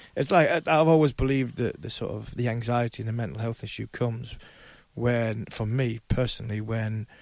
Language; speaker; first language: English; native; English